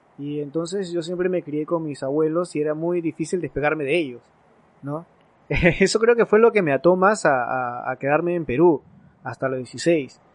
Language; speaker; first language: Spanish; native; Spanish